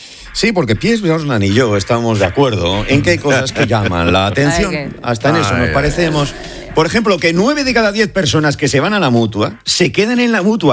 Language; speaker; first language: Spanish; native; Spanish